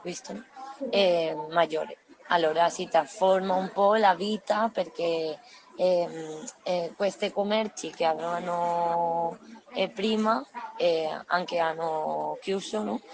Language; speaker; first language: Italian; non-native, learner; Spanish